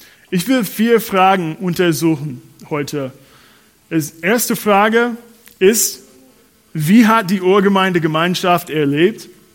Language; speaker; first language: German; non-native, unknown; English